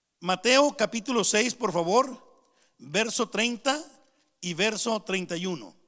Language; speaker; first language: Spanish; native; Spanish